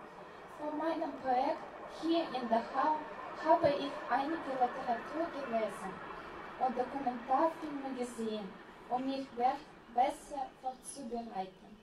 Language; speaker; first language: German; non-native, fluent; Russian